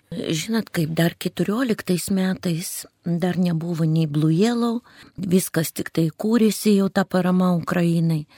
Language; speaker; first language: Lithuanian; non-native, fluent; Russian